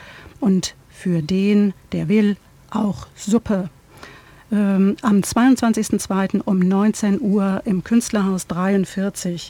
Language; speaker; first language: German; native; German